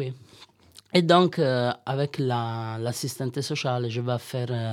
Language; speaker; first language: French; non-native, learner; Italian